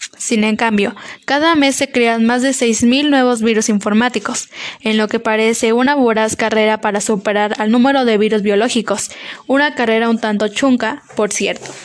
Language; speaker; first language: Spanish; native; Spanish